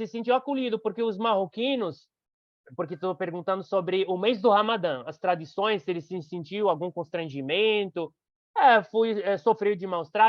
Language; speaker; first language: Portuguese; non-native, fluent; Arabic